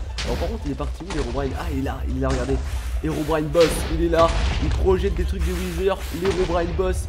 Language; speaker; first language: French; native; French